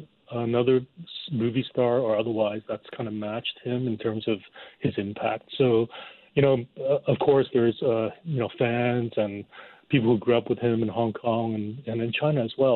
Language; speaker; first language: English; non-native, local second language; Cantonese